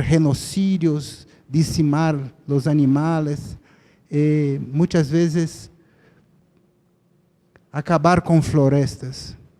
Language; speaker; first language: Spanish; non-native, fluent; Portuguese